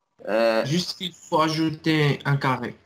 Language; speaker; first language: French; non-native, local second language; Arabic